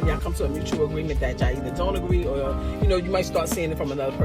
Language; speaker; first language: English; native; English